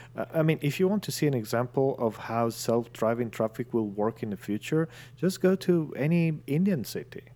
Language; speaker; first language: English; non-native, fluent; Italian